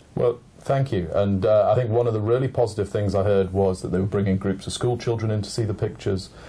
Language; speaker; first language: English; native; English